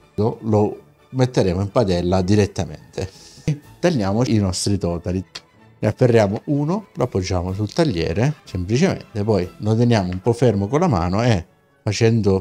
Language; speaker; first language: Italian; native; Italian